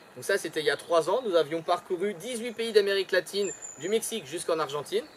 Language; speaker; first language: French; native; French